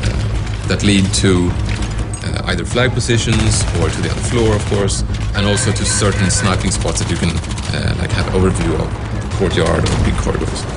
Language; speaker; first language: English; non-native, fluent; Swedish